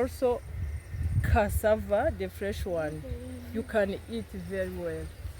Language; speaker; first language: English; non-native, local second language; Kinyarwanda